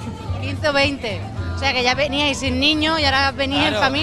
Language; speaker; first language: Spanish; native; Spanish